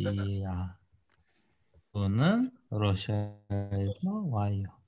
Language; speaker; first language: Korean; non-native, fluent; Russian